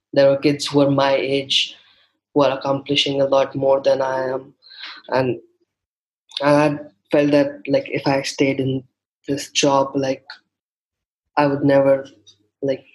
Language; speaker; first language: English; non-native, local second language; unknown